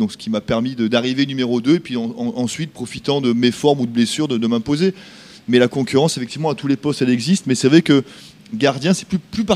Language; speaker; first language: French; native; French